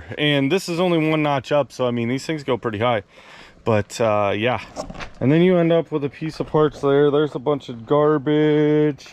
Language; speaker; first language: English; native; English